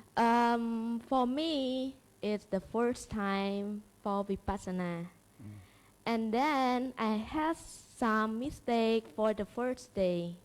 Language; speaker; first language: English; non-native, learner; Khmer